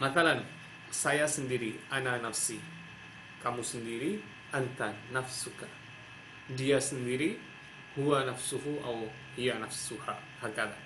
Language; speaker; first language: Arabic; non-native, learner; Javanese